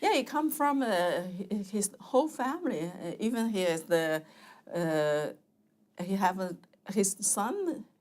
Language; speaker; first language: English; non-native, learner; Chinese